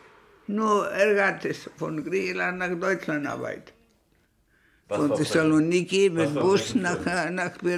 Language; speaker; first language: German; non-native, learner; Greek